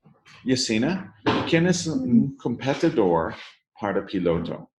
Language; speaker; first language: Spanish; non-native, learner; English